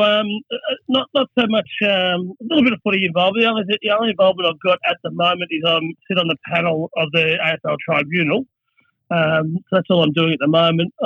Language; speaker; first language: English; native; English